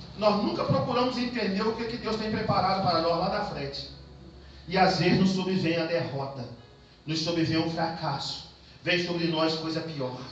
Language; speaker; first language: Portuguese; native; Portuguese